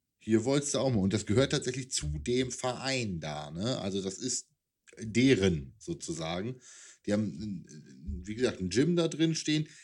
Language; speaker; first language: German; native; German